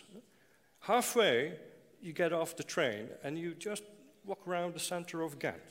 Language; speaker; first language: English; non-native, fluent; Dutch